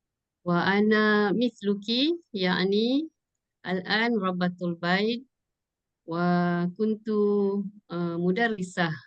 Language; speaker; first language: Arabic; non-native, learner; Malay